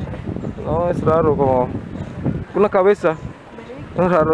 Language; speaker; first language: Spanish; non-native, learner; Indonesian